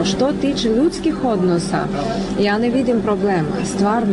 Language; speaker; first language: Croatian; non-native, fluent; Ukrainian